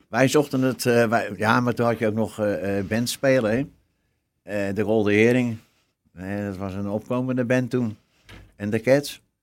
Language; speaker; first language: Dutch; native; Dutch